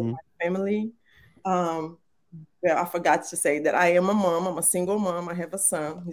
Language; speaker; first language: English; non-native, fluent; Portuguese